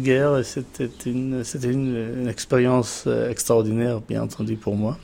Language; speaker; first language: French; non-native, fluent; Hebrew